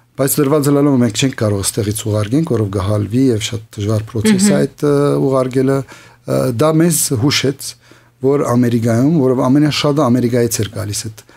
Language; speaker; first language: Armenian; early bilingual, heritage; Armenian